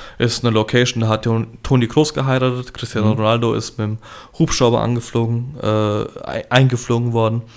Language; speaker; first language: German; early bilingual, other home language; Polish